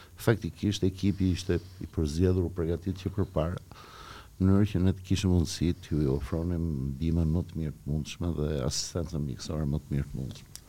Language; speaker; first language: Albanian; native; Albanian